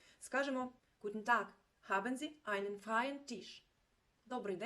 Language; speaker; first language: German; non-native, fluent; Ukrainian